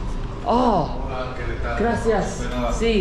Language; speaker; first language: Spanish; non-native, learner; English